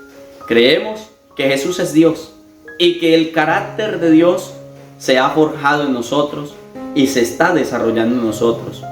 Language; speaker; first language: Spanish; native; Spanish